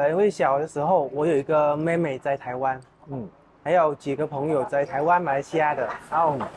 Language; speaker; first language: Chinese; early bilingual, heritage; Chinese